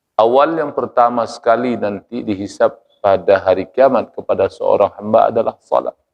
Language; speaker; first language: Malay; native; Malay